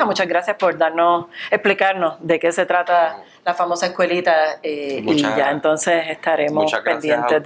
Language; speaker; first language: Spanish; native; Spanish